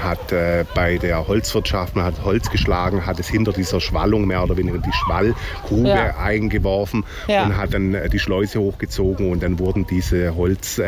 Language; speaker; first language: German; native; German